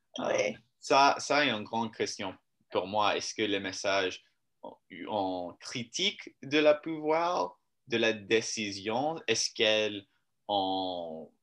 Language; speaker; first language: French; non-native, learner; English